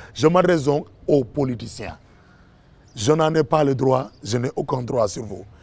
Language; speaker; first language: French; non-native, local second language; Wolof